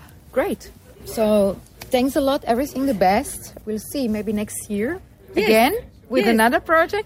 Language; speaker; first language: English; non-native, fluent; German